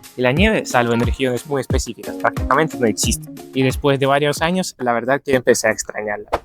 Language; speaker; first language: Spanish; non-native, fluent; Ukrainian